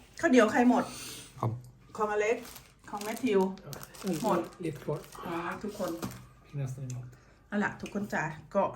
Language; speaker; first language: Thai; native; Thai